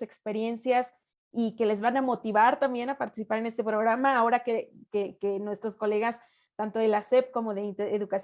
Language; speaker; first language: Spanish; native; Spanish